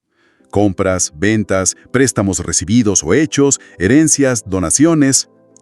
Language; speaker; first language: Spanish; native; Spanish